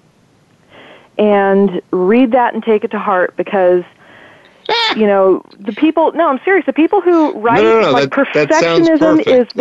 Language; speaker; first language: English; native; English